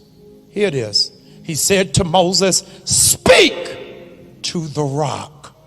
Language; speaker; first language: English; native; English